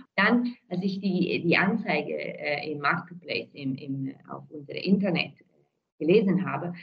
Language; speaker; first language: German; non-native, fluent; Italian